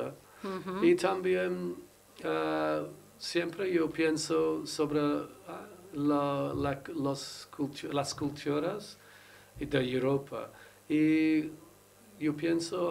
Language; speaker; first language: Spanish; non-native, learner; English